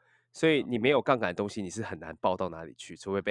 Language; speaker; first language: Chinese; native; Chinese